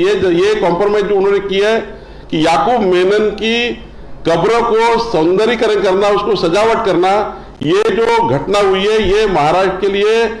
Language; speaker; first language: Hindi; non-native, local second language; Marathi